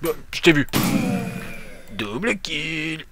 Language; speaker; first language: French; native; French